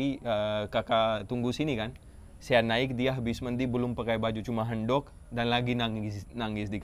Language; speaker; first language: Indonesian; non-native, fluent; Urdu